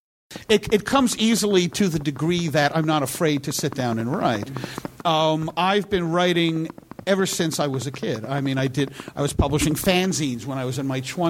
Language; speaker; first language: English; native; English